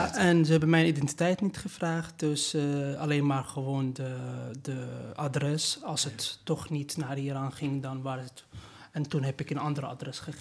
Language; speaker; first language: Dutch; non-native, fluent; Persian